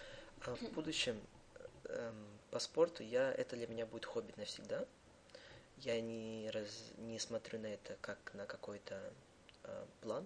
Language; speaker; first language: Russian; early bilingual, heritage; Russian